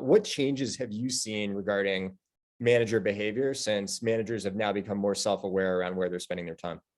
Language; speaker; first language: English; native; English